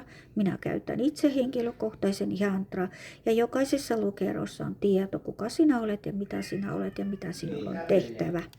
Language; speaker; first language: Finnish; non-native, fluent; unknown